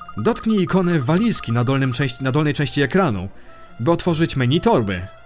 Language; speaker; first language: Polish; early bilingual, heritage; Polish